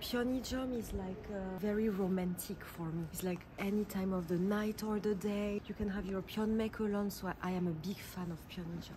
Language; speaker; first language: English; non-native, learner; French